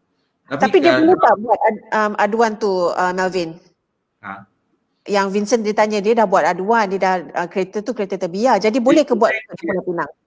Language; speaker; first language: Malay; native; Malay